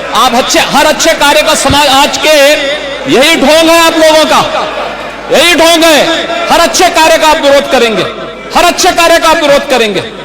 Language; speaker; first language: Hindi; native; Hindi